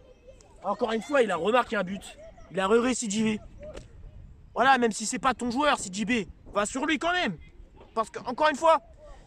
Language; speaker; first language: French; native; French